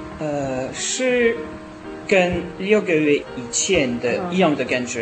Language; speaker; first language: Chinese; non-native, learner; French